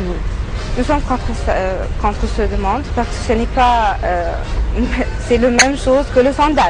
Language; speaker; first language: French; non-native, fluent; Arabic